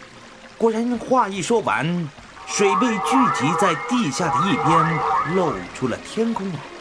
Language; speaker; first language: Chinese; native; Chinese